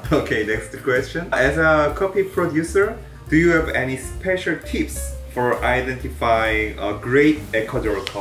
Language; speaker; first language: English; non-native, learner; Korean